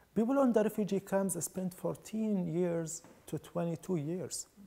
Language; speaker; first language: English; non-native, fluent; Arabic